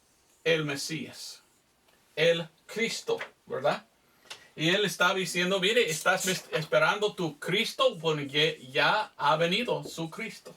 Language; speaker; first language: Spanish; non-native, fluent; English